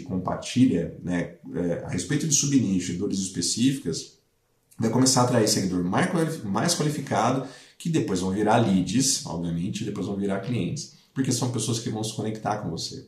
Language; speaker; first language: Portuguese; native; Portuguese